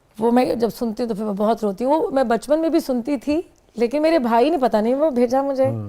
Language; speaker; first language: Urdu; non-native, local second language; Punjabi